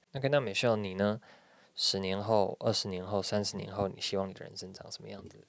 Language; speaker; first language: Chinese; native; Chinese